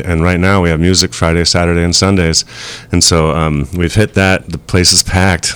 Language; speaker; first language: English; native; English